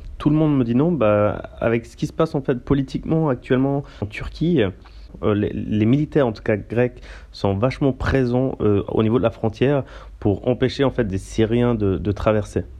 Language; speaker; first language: French; early bilingual, other home language; Turkish